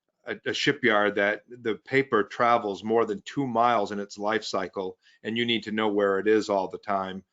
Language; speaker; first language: English; native; English